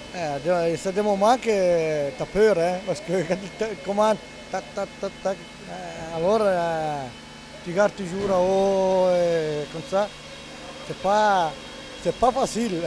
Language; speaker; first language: French; non-native, learner; Italian